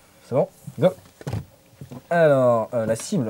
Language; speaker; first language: French; native; French